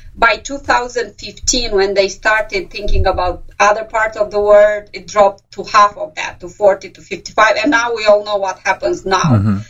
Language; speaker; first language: English; non-native, fluent; Romanian